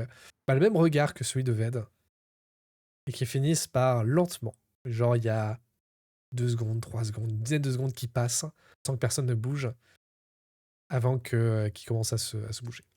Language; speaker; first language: French; native; French